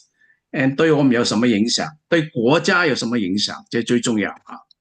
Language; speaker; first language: Chinese; native; Chinese